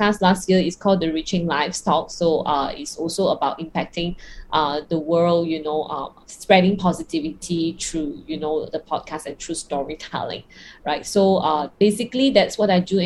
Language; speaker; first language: English; non-native, local second language; Cantonese